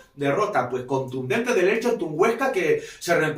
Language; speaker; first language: Spanish; native; Spanish